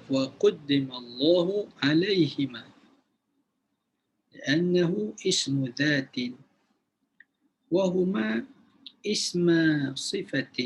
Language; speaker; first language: Arabic; non-native, fluent; Malay